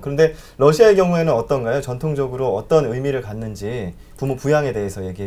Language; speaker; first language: Korean; native; Korean